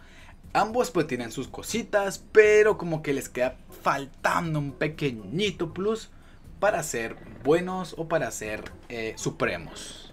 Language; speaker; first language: Spanish; native; Spanish